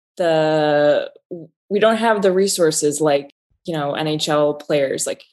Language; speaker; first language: English; native; English